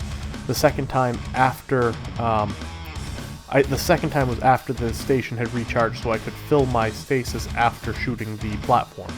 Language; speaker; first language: English; native; English